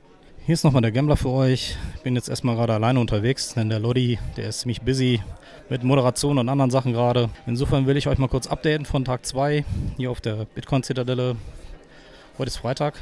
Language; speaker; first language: German; native; German